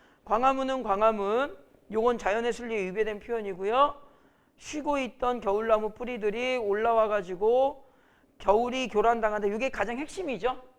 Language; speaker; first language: Korean; native; Korean